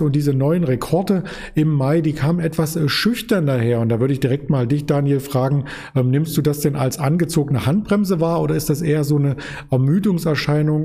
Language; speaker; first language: German; native; German